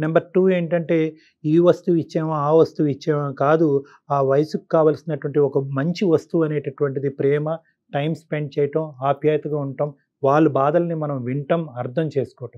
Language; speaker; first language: Telugu; native; Telugu